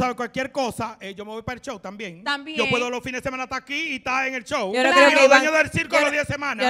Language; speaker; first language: Spanish; native; Spanish